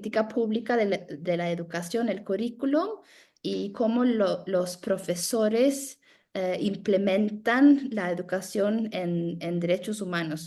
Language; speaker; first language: Spanish; non-native, fluent; Norwegian